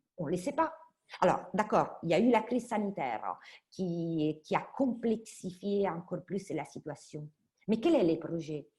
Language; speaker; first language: French; non-native, fluent; Italian